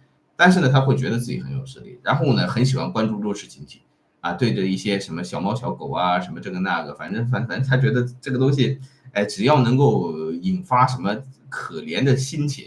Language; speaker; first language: Chinese; native; Chinese